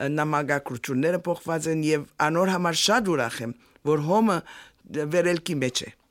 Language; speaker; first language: Armenian; early bilingual, heritage; Armenian